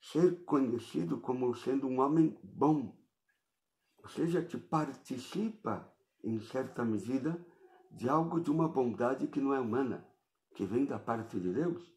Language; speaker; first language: Portuguese; native; Portuguese